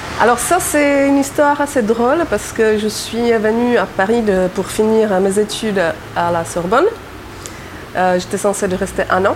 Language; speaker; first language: French; non-native, fluent; Czech